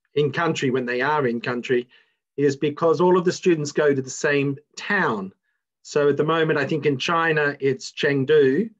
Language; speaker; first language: English; native; English